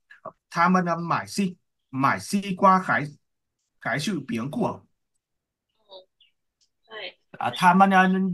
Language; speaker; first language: Chinese; non-native, learner; Vietnamese